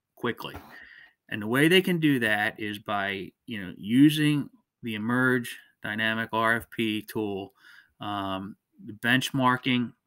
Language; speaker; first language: English; native; English